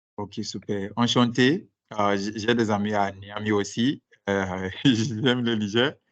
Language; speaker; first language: French; non-native, fluent; Akan